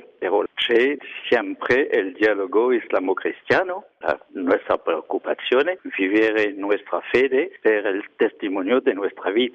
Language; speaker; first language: Italian; non-native, learner; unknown